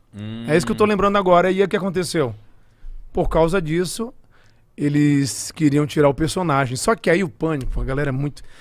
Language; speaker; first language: Portuguese; native; Portuguese